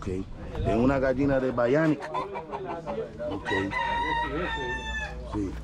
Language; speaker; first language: Spanish; non-native, fluent; English